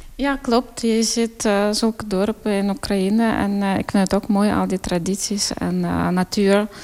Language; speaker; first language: Dutch; non-native, fluent; Ukrainian